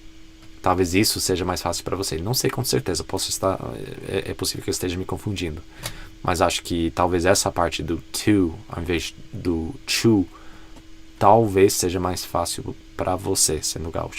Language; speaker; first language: Portuguese; non-native, fluent; English